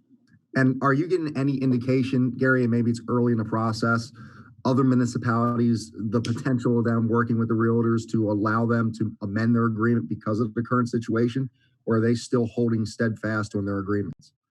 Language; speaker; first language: English; native; English